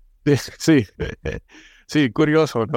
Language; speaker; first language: Spanish; non-native, fluent; English